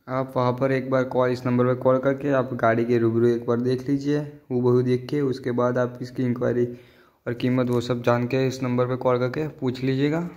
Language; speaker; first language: Hindi; non-native, local second language; Gujarati